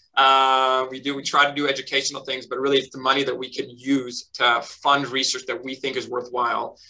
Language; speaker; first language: English; native; English